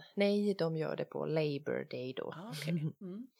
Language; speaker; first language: Swedish; non-native, fluent; Bosnian